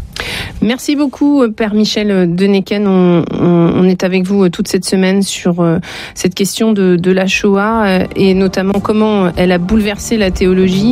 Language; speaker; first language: French; native; French